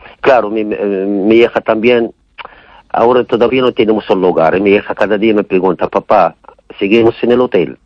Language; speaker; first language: Spanish; non-native, fluent; Arabic